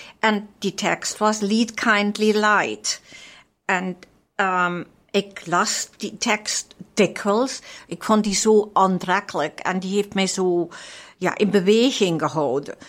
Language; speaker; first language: Dutch; non-native, fluent; English